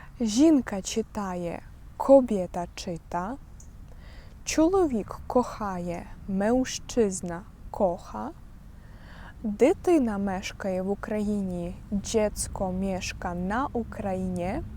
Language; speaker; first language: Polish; non-native, fluent; Ukrainian